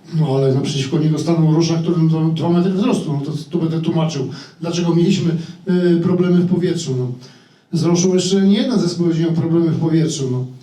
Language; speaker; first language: Polish; native; Polish